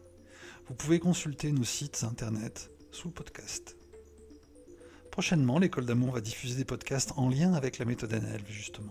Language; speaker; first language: French; native; French